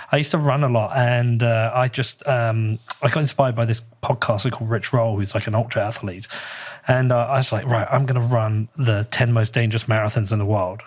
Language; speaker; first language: English; native; English